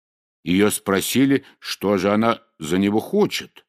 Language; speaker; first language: Russian; native; Russian